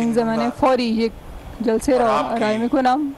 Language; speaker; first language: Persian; non-native, learner; Urdu